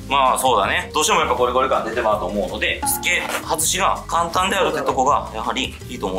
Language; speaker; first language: Japanese; native; Japanese